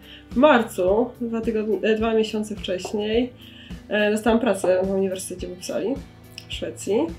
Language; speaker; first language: Polish; native; Polish